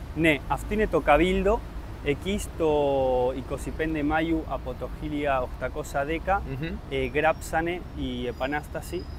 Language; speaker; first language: Greek; early bilingual, heritage; Spanish